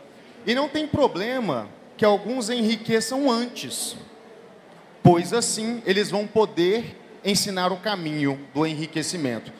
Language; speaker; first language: Portuguese; native; Portuguese